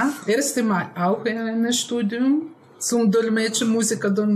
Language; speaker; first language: German; non-native, learner; Russian